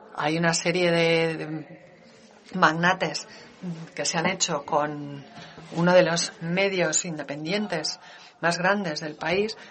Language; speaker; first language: Spanish; non-native, fluent; Danish